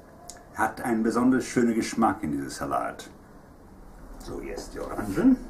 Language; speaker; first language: German; non-native, fluent; Italian